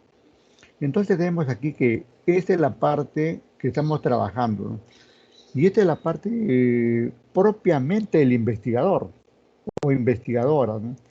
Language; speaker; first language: Spanish; native; Spanish